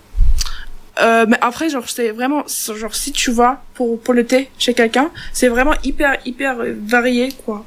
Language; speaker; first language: French; non-native, learner; Turkish